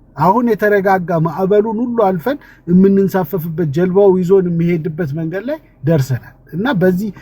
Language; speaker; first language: Amharic; native; Amharic